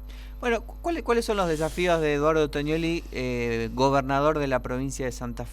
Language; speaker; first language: Spanish; native; Spanish